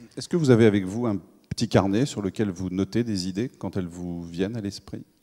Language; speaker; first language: French; native; French